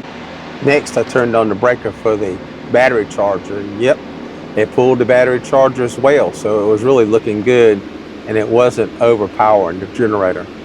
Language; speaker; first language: English; native; English